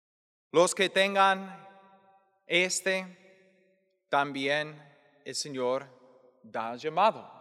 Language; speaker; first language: Spanish; non-native, fluent; English